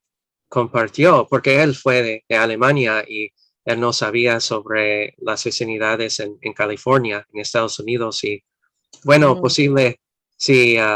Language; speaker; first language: Spanish; non-native, fluent; English